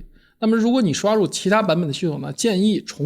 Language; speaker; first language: Chinese; native; Chinese